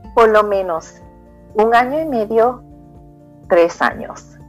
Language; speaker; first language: Spanish; early bilingual, heritage; Spanish